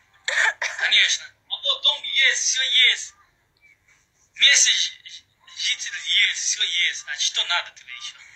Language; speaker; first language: Russian; non-native, learner; Uzbek